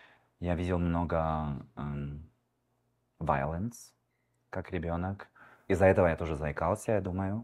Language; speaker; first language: Russian; early bilingual, heritage; Russian